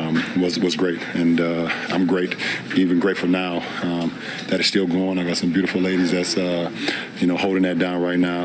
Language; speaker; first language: English; native; English